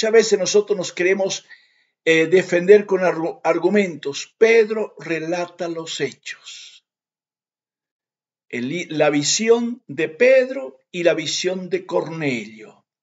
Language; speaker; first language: Spanish; native; Spanish